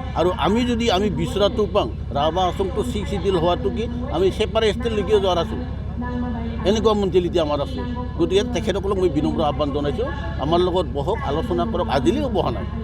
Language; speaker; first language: Assamese; non-native, local second language; Bodo